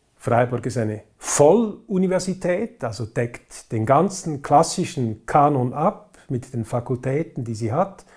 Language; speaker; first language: German; native; German